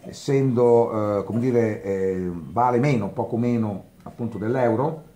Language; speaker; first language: Italian; native; Italian